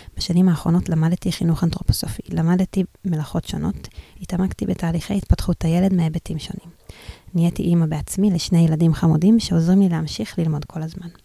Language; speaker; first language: Hebrew; native; Hebrew